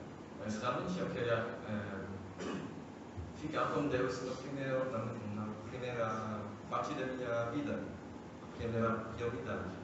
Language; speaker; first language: Portuguese; non-native, fluent; French